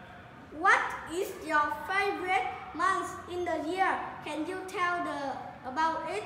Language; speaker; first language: English; non-native, learner; Vietnamese